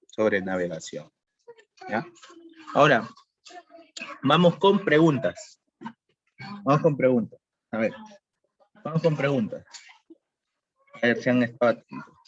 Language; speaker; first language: Spanish; native; Spanish